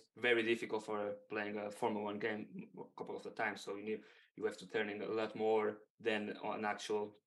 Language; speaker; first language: English; non-native, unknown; Portuguese